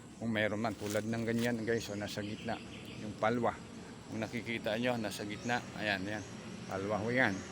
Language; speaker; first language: Filipino; non-native, local second language; Cebuano